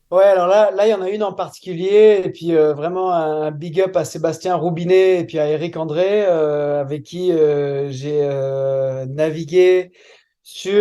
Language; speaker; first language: French; native; French